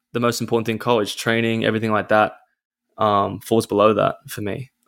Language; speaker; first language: English; native; English